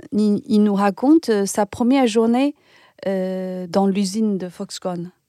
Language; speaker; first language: French; non-native, fluent; Chinese